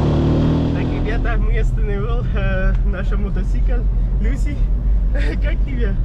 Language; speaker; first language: Russian; non-native, learner; Pashto